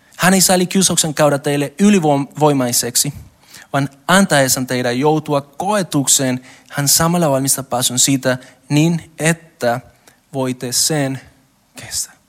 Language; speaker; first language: Finnish; non-native, learner; Spanish